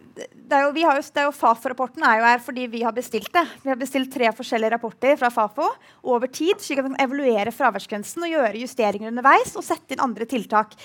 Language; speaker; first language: Norwegian; native; Norwegian